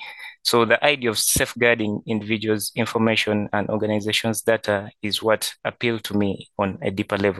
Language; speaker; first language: English; non-native, local second language; Ganda